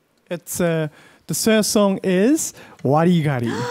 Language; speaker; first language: English; non-native, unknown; Korean